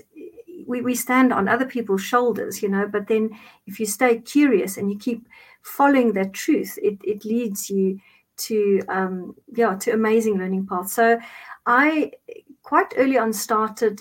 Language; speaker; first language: English; non-native, local second language; Afrikaans